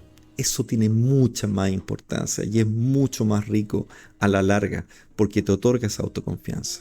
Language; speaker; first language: Spanish; native; Spanish